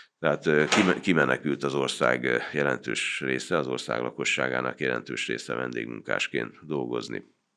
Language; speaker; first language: Hungarian; native; Hungarian